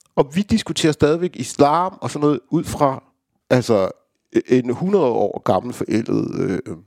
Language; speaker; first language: Danish; early bilingual, other home language; Romanian